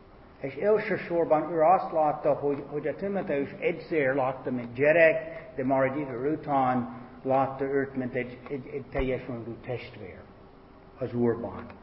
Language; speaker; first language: Hungarian; non-native, fluent; English